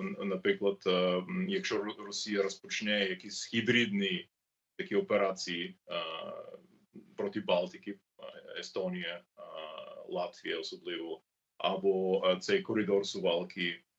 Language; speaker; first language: Ukrainian; non-native, learner; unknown